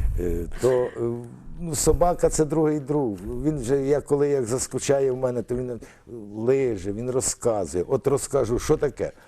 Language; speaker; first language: Ukrainian; early bilingual, other home language; Russian